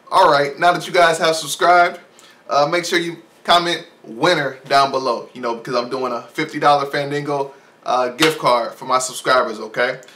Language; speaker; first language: English; native; English